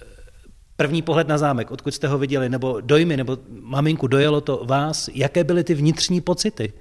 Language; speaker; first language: Czech; native; Czech